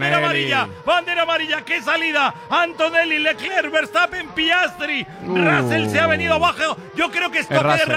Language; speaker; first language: Spanish; native; Spanish